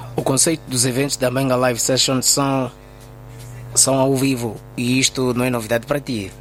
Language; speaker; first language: Portuguese; native; Portuguese